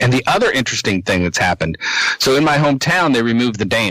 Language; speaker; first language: English; native; English